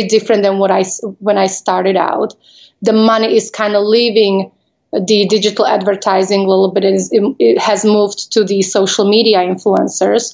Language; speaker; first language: English; non-native, fluent; Slovak